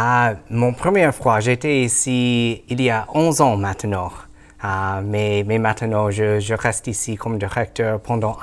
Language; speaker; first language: French; non-native, learner; English